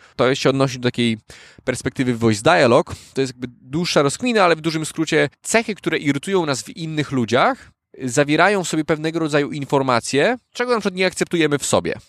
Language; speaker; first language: Polish; native; Polish